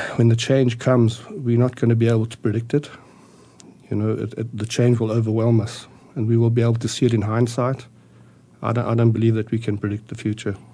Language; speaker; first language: English; early bilingual, other home language; German